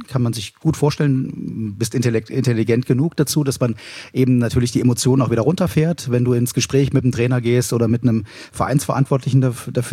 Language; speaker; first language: German; native; German